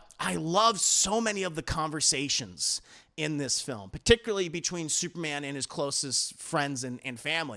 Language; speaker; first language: English; native; English